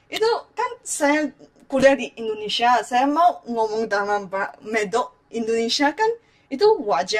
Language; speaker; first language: Indonesian; non-native, fluent; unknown